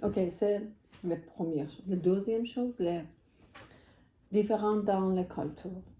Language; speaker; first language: French; non-native, learner; Persian